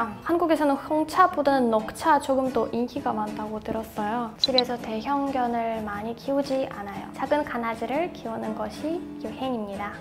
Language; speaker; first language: Korean; non-native, fluent; Russian